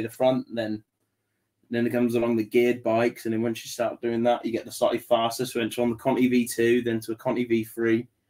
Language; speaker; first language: English; native; English